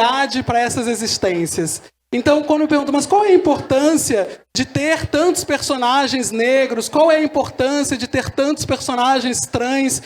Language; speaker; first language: Portuguese; native; Portuguese